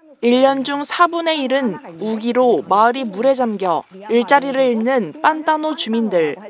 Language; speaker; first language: Korean; native; Korean